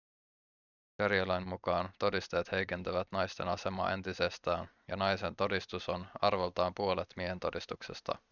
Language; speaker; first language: Finnish; native; Finnish